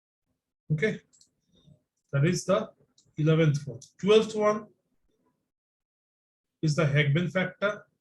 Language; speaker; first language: English; non-native, local second language; Bangla